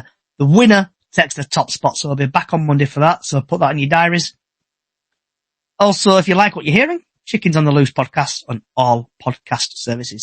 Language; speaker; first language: English; native; English